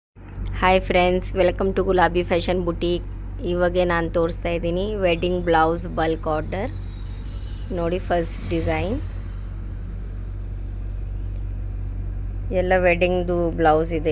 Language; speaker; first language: Kannada; non-native, local second language; Urdu